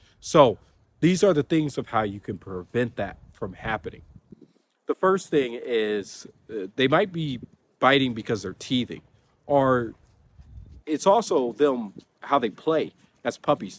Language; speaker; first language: English; native; English